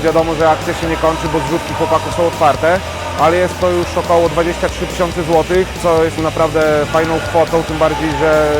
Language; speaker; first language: Polish; native; Polish